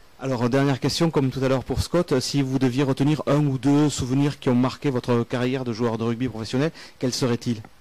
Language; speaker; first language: French; native; French